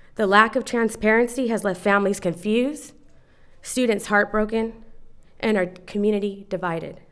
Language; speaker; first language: English; native; English